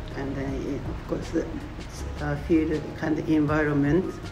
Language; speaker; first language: English; non-native, fluent; Japanese